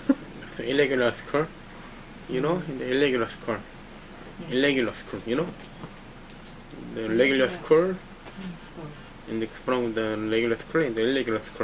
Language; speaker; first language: English; non-native, learner; Korean